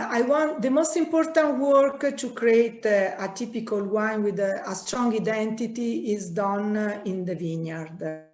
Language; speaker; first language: English; non-native, learner; Italian